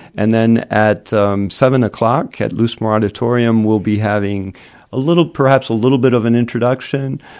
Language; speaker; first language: English; native; English